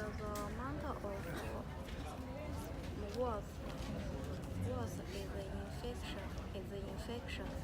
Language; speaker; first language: English; non-native, learner; Chinese